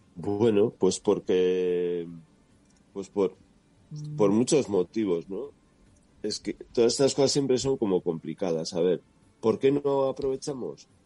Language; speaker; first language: Spanish; native; Spanish